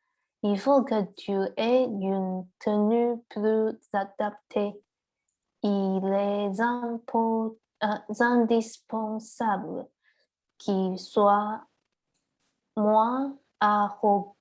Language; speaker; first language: French; non-native, learner; Chinese